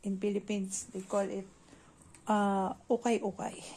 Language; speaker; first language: English; non-native, fluent; Filipino